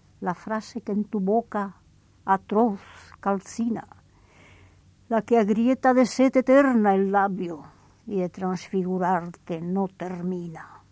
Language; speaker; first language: Spanish; native; Spanish